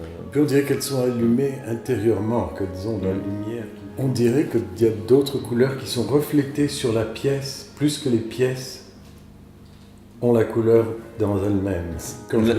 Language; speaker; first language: French; non-native, fluent; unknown